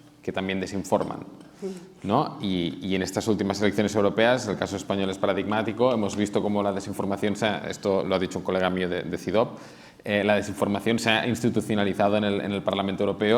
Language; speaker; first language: Spanish; non-native, local second language; Catalan